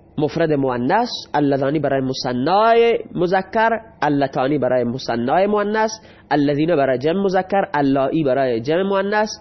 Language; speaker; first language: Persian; non-native, local second language; Baluchi